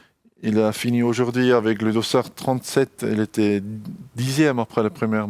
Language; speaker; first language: French; non-native, local second language; German